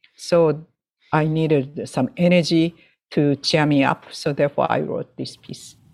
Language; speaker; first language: English; non-native, fluent; Japanese